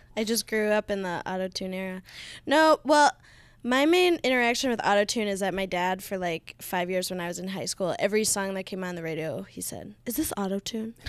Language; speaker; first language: English; native; English